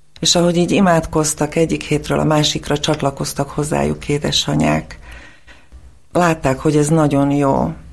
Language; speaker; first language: Hungarian; non-native, fluent; Slovak